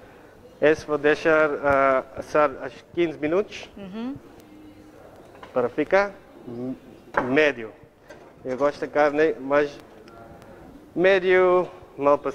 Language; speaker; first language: Portuguese; non-native, learner; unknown